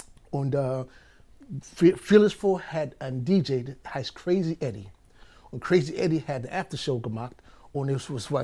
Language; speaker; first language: English; native; English